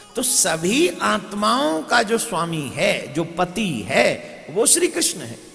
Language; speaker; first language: Hindi; native; Hindi